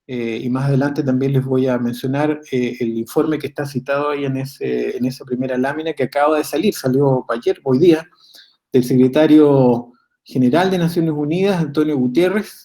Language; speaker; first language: Spanish; native; Spanish